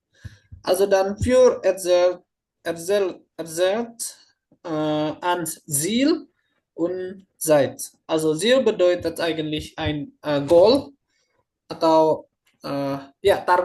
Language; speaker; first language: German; non-native, learner; Indonesian